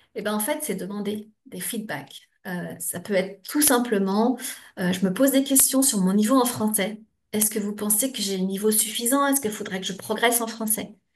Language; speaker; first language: French; native; French